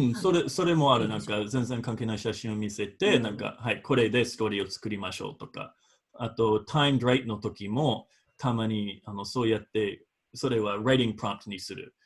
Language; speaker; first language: Japanese; non-native, fluent; English